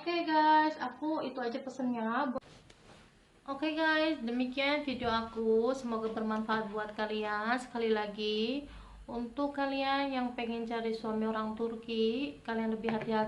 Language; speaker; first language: Indonesian; non-native, local second language; Javanese